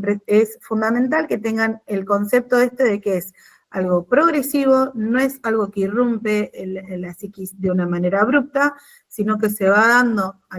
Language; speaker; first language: Spanish; native; Spanish